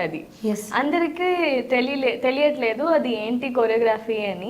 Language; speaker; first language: Telugu; non-native, learner; Tamil